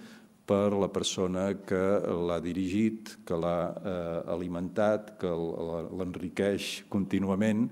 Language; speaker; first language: Catalan; native; Catalan